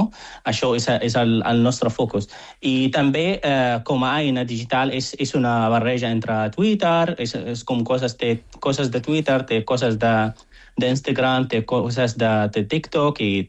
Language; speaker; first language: Catalan; non-native, fluent; Arabic